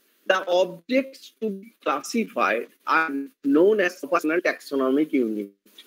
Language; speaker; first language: English; non-native, local second language; Bangla